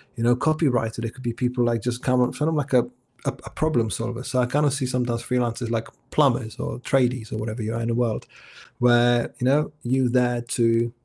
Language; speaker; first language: English; non-native, fluent; Czech